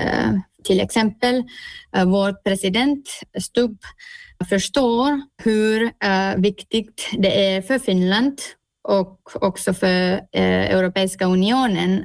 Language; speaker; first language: Swedish; non-native, fluent; Finnish